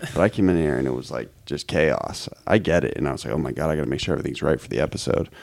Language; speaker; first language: English; native; English